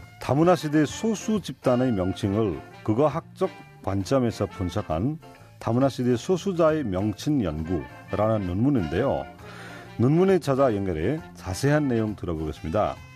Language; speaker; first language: Korean; non-native, fluent; Nepali